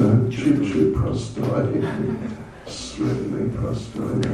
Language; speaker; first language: Russian; non-native, learner; English